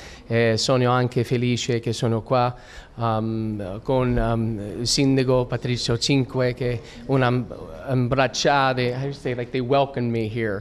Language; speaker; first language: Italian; early bilingual, heritage; English